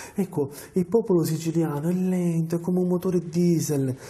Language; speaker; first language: Italian; native; Italian